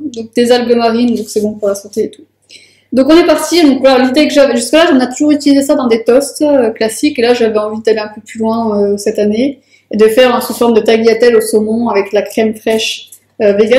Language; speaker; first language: French; native; French